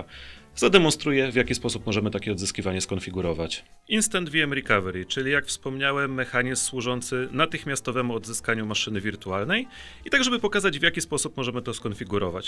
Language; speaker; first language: Polish; native; Polish